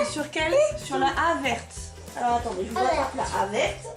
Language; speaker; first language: French; native; French